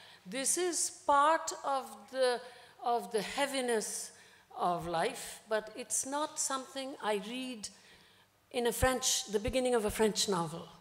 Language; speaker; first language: English; non-native, local second language; Bangla